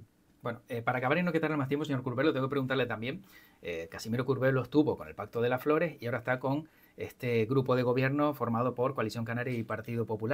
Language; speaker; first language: Spanish; native; Spanish